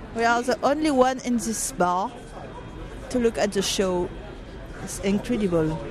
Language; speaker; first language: English; non-native, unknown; French